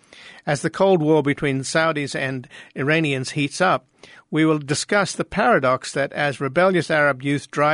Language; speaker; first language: English; native; English